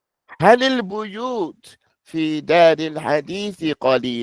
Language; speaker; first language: Arabic; non-native, fluent; English